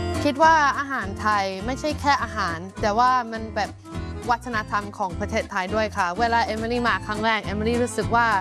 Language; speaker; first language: Thai; non-native, fluent; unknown